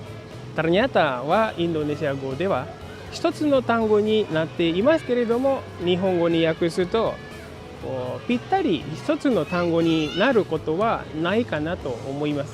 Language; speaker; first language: Japanese; non-native, fluent; Indonesian